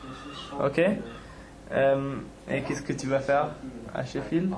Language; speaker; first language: French; non-native, fluent; English